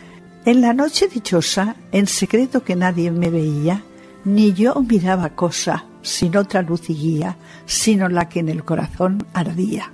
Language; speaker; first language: Spanish; native; Spanish